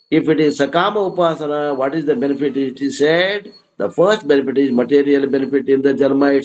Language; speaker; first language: English; non-native, local second language; Kannada